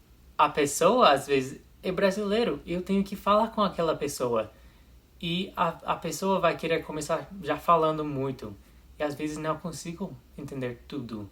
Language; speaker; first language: Portuguese; non-native, fluent; English